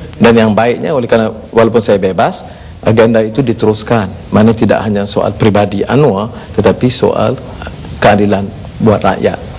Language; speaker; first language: Malay; native; Malay